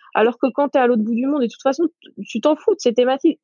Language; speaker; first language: French; non-native, local second language; Arabic